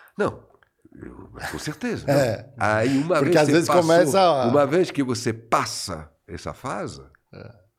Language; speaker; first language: Portuguese; non-native, fluent; French